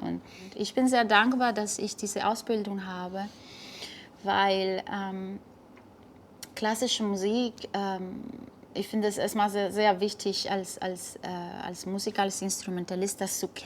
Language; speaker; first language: German; non-native, fluent; Spanish